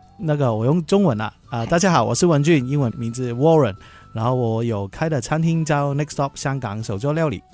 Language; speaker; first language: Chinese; non-native, local second language; Cantonese